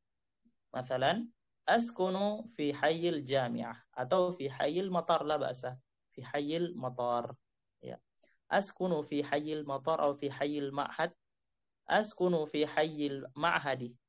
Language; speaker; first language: Arabic; non-native, fluent; Indonesian